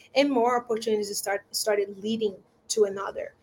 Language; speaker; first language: English; non-native, fluent; Portuguese